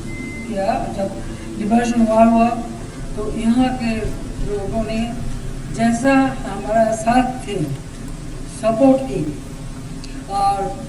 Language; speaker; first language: Hindi; non-native, learner; Bangla